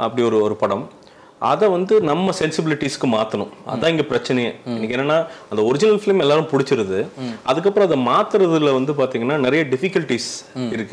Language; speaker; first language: Tamil; native; Tamil